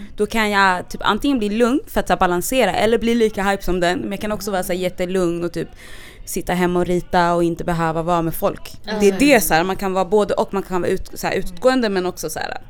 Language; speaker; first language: Swedish; native; Swedish